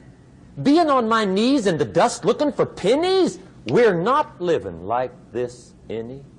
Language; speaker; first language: English; native; English